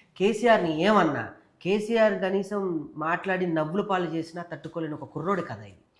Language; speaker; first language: Telugu; native; Telugu